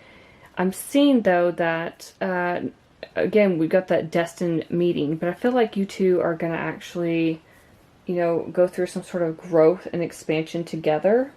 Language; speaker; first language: English; native; English